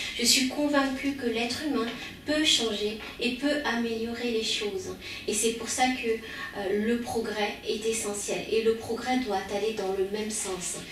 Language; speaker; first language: French; early bilingual, other home language; Khmer